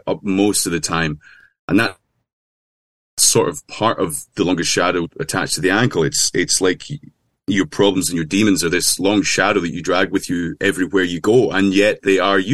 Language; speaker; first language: English; native; English